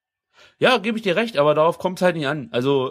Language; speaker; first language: German; native; German